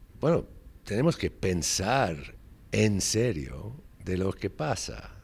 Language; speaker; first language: Spanish; non-native, fluent; English